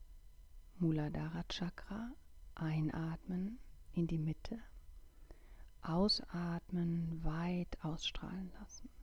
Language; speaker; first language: German; native; German